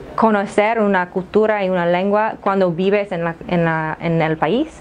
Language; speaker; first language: Spanish; non-native, fluent; English